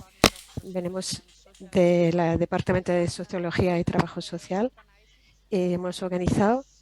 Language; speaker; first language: Spanish; non-native, fluent; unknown